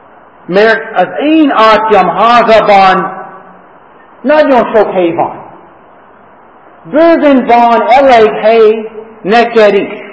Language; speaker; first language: Hungarian; non-native, fluent; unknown